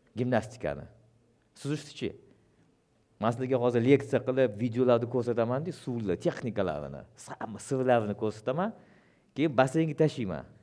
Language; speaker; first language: Uzbek; non-native, local second language; Russian